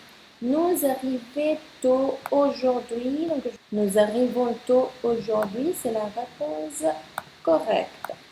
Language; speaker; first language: French; non-native, fluent; Spanish